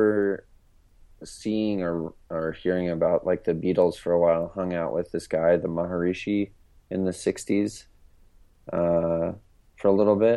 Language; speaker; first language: English; native; English